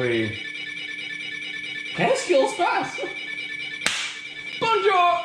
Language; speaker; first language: French; non-native, learner; English